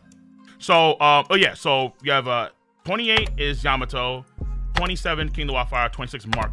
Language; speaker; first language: English; native; English